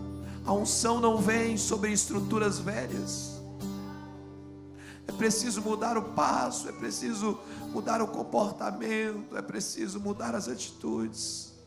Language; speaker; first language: Portuguese; native; Portuguese